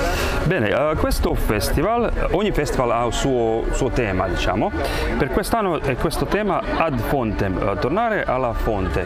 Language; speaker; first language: Italian; non-native, fluent; Croatian